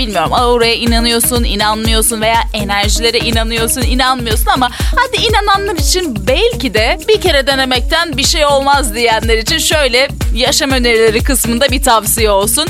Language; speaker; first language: Turkish; native; Turkish